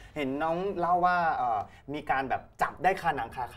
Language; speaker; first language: Thai; native; Thai